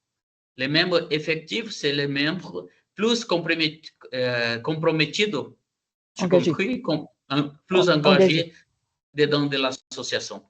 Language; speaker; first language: French; non-native, learner; Portuguese